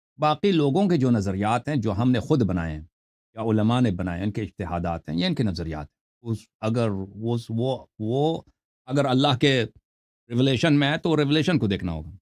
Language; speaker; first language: Urdu; non-native, fluent; Persian